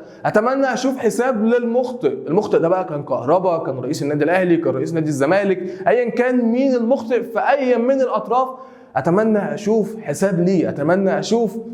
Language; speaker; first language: Arabic; native; Arabic